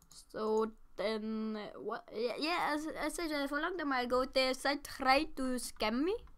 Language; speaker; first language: English; non-native, learner; Danish